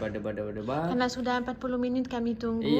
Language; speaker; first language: Indonesian; non-native, learner; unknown